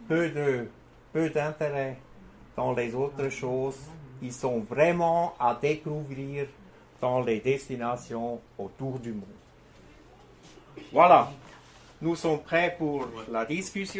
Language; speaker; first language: French; non-native, fluent; German